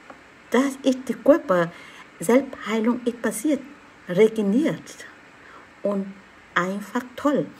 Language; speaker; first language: German; non-native, learner; Vietnamese